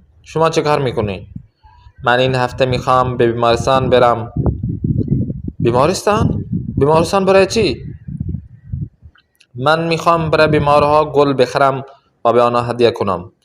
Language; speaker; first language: Persian; non-native, fluent; Urdu